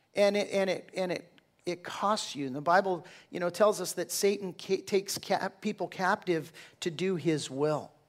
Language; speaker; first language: English; native; English